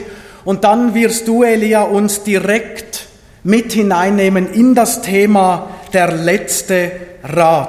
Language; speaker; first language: German; native; German